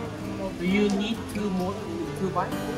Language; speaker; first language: English; non-native, learner; Japanese